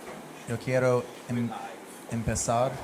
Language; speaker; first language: Spanish; non-native, learner; English